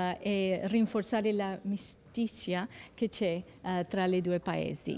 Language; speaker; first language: Italian; non-native, fluent; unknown